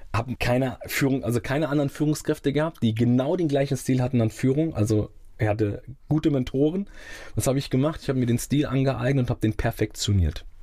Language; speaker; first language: German; native; German